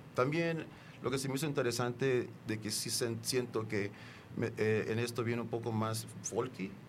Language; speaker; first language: Spanish; native; Spanish